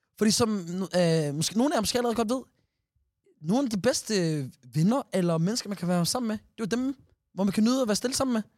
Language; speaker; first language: Danish; early bilingual, other home language; Somali